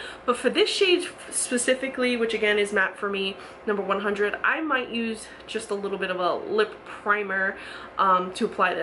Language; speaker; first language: English; native; English